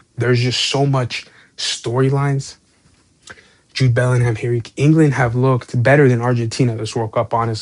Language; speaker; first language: English; native; English